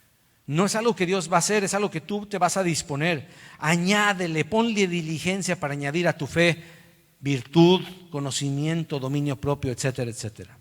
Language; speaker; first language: Spanish; native; Spanish